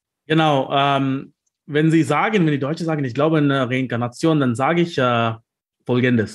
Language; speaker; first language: German; non-native, fluent; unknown